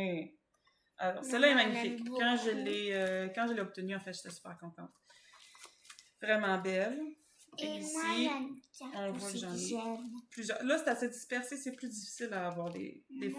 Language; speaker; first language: French; native; French